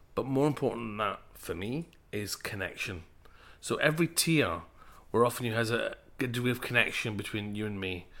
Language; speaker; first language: English; native; English